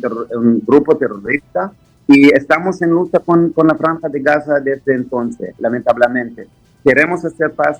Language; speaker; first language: Spanish; non-native, fluent; Hebrew